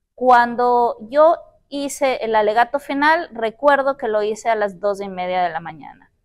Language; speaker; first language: Spanish; native; Spanish